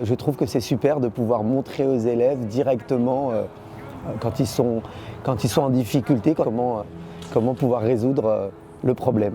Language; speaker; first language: French; early bilingual, other home language; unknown